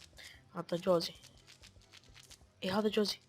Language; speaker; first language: Arabic; native; Arabic